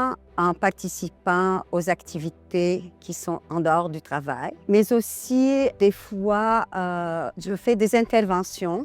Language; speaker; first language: French; non-native, local second language; Arabic